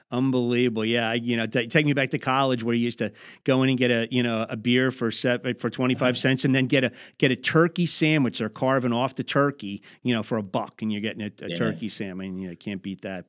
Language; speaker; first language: English; native; English